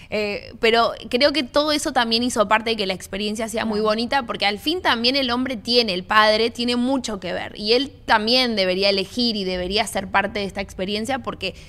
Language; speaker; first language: Spanish; native; Spanish